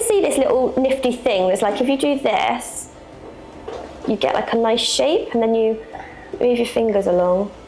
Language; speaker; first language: English; native; English